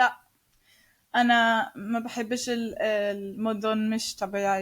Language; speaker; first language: Arabic; non-native, learner; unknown